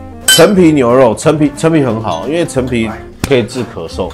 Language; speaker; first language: Chinese; native; Chinese